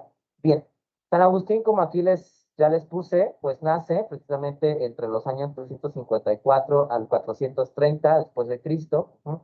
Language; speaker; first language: Spanish; native; Spanish